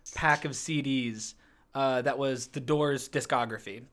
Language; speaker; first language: English; native; English